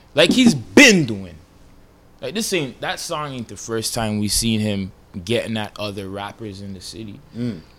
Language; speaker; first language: English; native; English